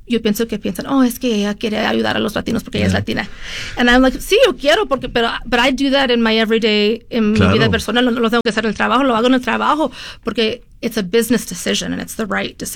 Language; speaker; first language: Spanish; early bilingual, heritage; Spanish